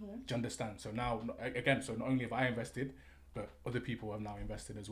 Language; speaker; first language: English; native; English